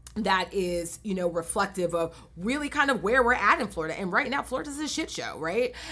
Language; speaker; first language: English; native; English